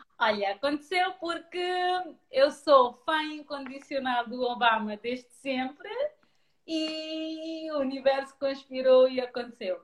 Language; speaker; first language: Portuguese; non-native, local second language; Kabuverdianu